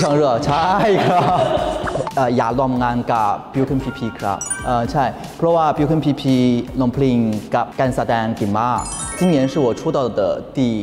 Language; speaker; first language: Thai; non-native, learner; Chinese